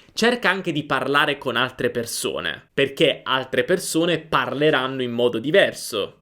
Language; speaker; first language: Italian; native; Italian